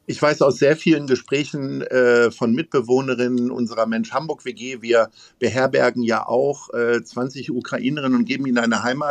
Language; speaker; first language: German; native; German